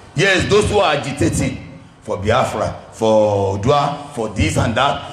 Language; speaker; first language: English; non-native, local second language; Yoruba